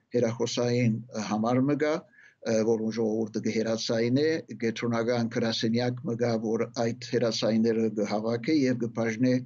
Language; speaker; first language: Armenian; early bilingual, heritage; Armenian